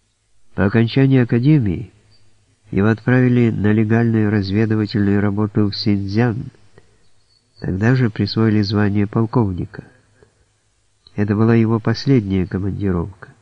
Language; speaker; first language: Russian; native; Russian